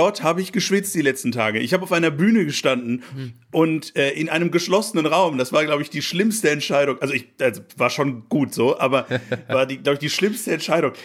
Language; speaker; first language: German; native; German